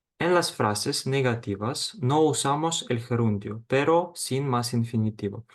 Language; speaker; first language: Spanish; non-native, fluent; Ukrainian